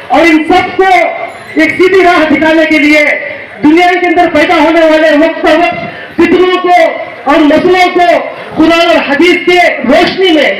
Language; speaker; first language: Urdu; native; Urdu